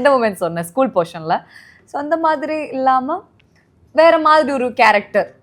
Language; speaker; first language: Tamil; native; Tamil